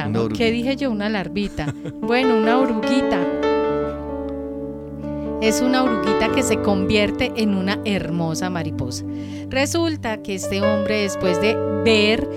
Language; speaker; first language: Spanish; native; Spanish